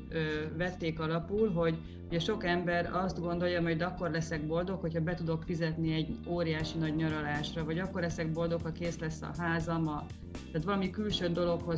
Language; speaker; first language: Hungarian; native; Hungarian